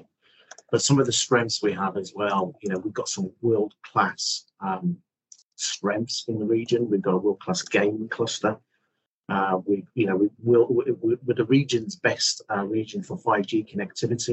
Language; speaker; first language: English; native; English